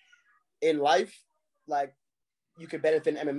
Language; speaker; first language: English; native; English